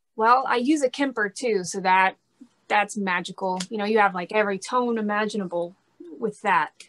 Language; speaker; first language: English; native; English